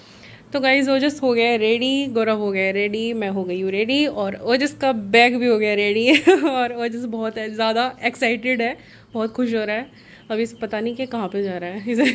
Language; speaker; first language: Hindi; native; Hindi